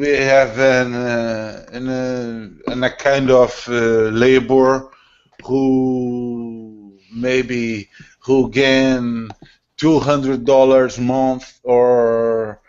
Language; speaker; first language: English; non-native, learner; Portuguese